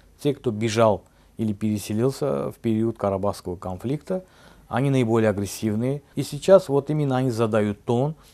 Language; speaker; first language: Russian; non-native, local second language; Azerbaijani